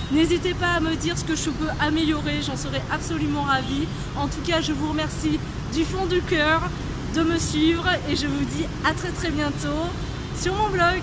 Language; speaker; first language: French; native; French